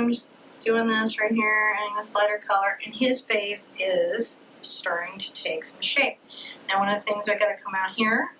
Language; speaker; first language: English; native; English